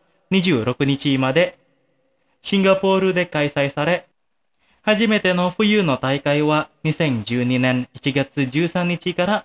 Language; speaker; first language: Japanese; non-native, fluent; Indonesian